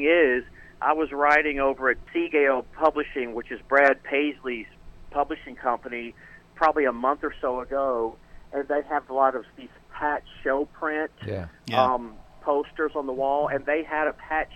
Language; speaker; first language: English; native; English